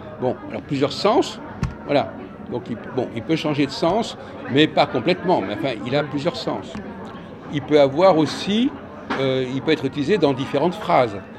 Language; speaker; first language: French; native; French